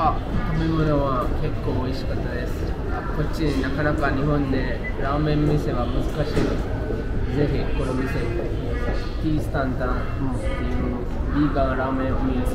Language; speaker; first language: Japanese; non-native, learner; Kannada